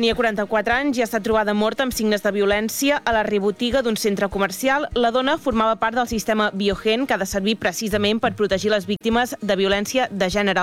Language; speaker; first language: Catalan; native; Catalan